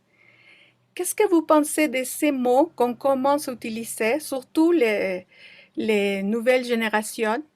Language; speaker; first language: French; non-native, fluent; Spanish